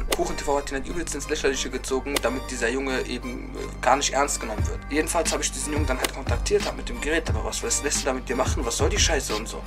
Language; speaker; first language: German; native; German